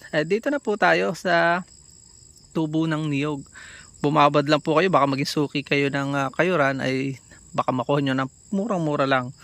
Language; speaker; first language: Filipino; native; Filipino